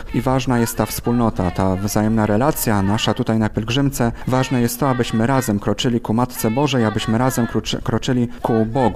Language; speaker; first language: Polish; native; Polish